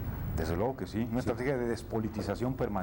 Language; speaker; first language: Spanish; native; Spanish